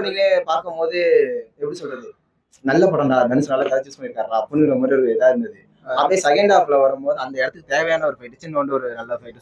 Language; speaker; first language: Tamil; native; Tamil